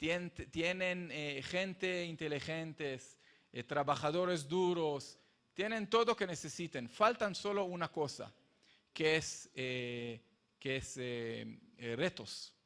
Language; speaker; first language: Spanish; non-native, fluent; Hebrew